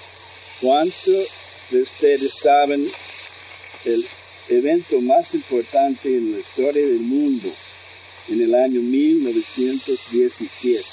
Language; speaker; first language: Spanish; non-native, fluent; English